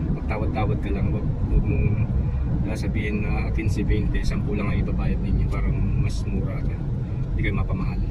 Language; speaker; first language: Filipino; non-native, local second language; Pampanga